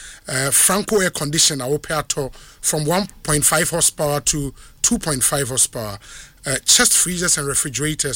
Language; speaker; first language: English; non-native, local second language; Akan